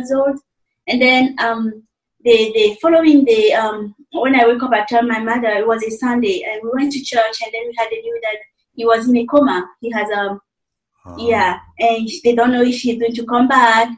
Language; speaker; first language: English; non-native, fluent; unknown